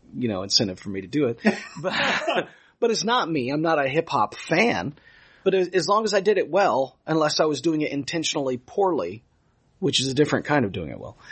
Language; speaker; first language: English; native; English